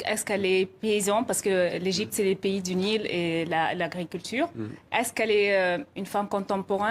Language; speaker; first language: French; non-native, fluent; Arabic